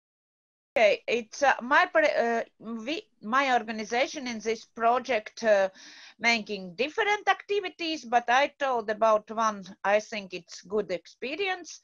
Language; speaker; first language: English; non-native, learner; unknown